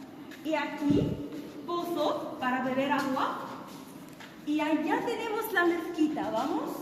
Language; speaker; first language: Spanish; non-native, fluent; Arabic